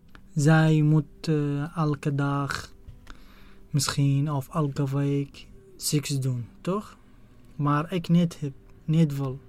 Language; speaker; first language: Dutch; non-native, learner; Arabic